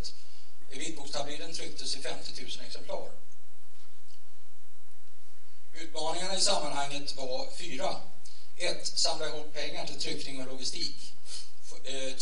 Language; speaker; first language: Swedish; native; Swedish